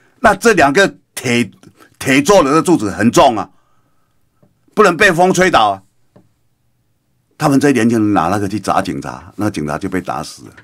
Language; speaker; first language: Chinese; native; Chinese